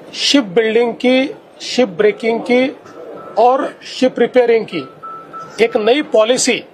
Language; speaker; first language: Hindi; non-native, local second language; Marathi